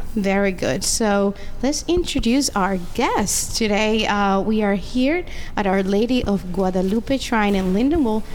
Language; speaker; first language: English; non-native, fluent; Spanish